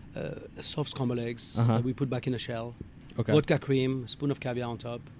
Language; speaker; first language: English; non-native, fluent; French